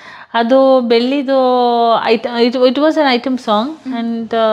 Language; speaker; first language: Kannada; non-native, local second language; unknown